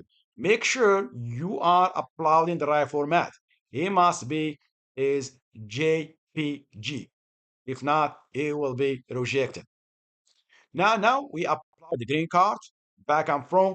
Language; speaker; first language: English; non-native, fluent; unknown